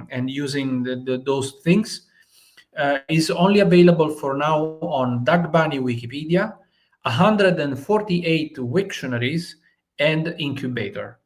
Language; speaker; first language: English; non-native, fluent; Italian